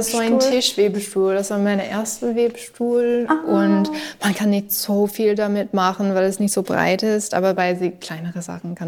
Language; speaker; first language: German; non-native, learner; English